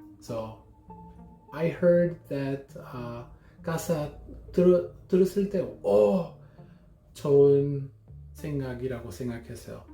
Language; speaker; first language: Korean; non-native, learner; English